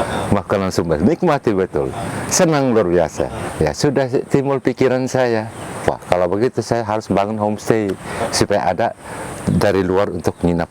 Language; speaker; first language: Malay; non-native, local second language; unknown